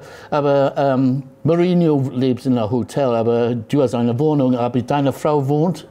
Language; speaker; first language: German; non-native, fluent; English